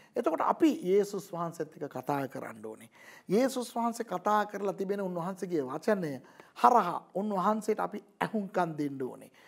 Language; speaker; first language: Sinhala; non-native, local second language; Tamil